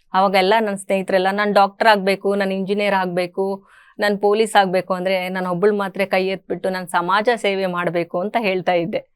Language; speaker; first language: Kannada; native; Kannada